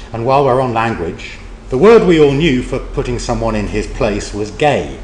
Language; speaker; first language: English; native; English